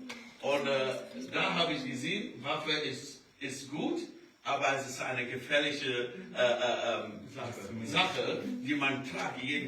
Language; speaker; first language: German; non-native, learner; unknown